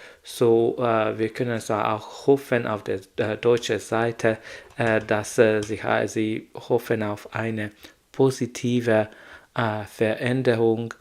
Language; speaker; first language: German; non-native, learner; Hungarian